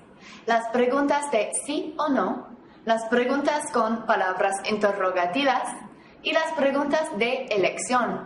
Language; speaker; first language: Spanish; non-native, fluent; English